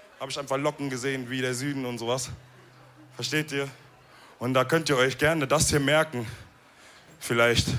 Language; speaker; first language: German; early bilingual, other home language; Wolof